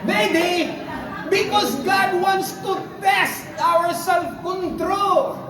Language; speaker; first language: English; non-native, local second language; Filipino